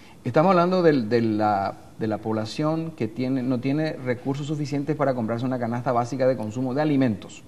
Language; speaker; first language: Spanish; native; Spanish